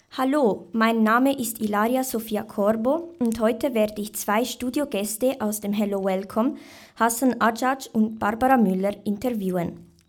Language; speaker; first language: German; native; German